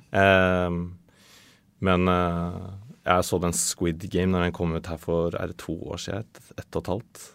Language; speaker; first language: Norwegian; early bilingual, other home language; Swedish